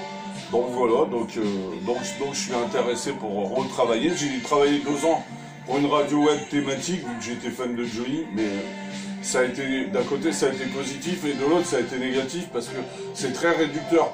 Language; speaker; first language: French; native; French